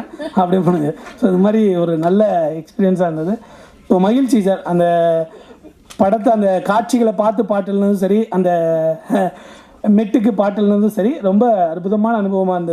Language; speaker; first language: Tamil; native; Tamil